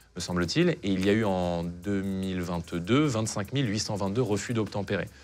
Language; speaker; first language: French; native; French